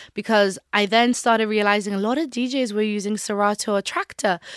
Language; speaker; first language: English; non-native, local second language; Yoruba